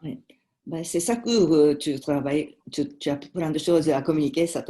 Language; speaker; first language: French; non-native, learner; Japanese